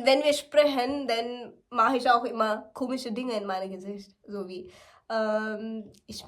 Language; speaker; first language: German; non-native, learner; Malayalam